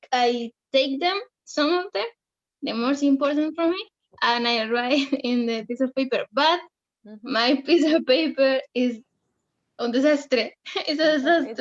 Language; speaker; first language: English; non-native, learner; Spanish